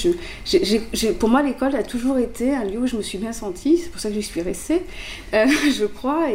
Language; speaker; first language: French; early bilingual, other home language; Kabyle